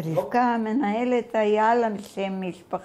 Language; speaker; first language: Hebrew; non-native, fluent; Bulgarian